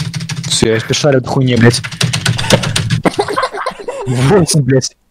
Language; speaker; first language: Russian; native; Russian